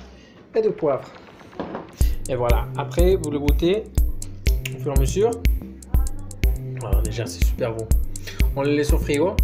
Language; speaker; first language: French; non-native, fluent; Spanish